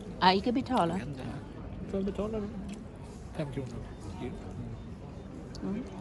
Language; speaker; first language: Swedish; non-native, learner; Thai